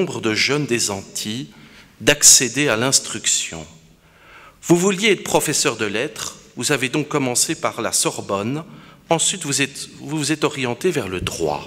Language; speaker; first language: French; native; French